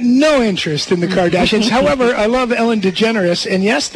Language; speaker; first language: English; native; English